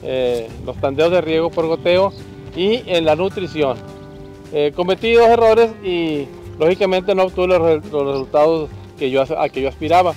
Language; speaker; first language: Spanish; native; Spanish